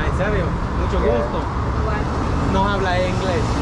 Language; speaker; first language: Spanish; non-native, learner; English